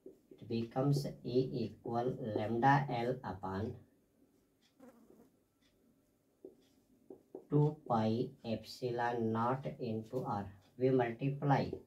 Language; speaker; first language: English; non-native, local second language; Hindi